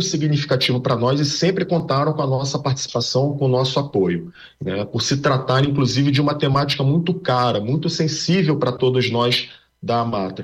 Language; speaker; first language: Portuguese; native; Portuguese